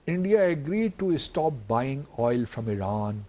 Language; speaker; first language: English; non-native, local second language; Urdu